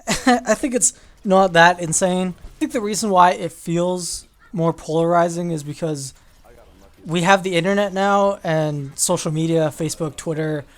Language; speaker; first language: English; native; English